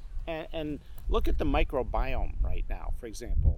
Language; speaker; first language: English; native; English